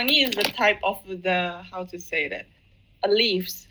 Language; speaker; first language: English; non-native, fluent; Indonesian